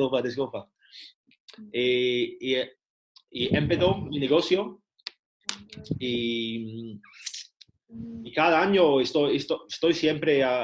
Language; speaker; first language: Spanish; non-native, learner; English